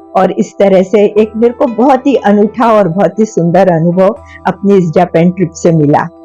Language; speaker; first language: Hindi; non-native, local second language; Marathi